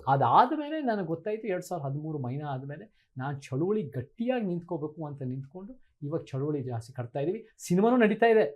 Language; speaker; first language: Kannada; early bilingual, heritage; Kannada